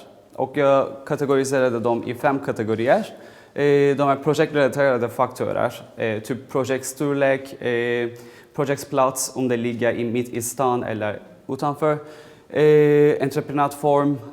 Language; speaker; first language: Swedish; non-native, fluent; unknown